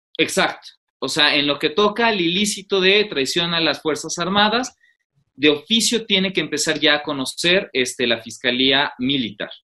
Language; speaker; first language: Spanish; native; Spanish